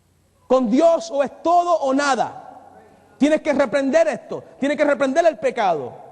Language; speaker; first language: Spanish; native; Spanish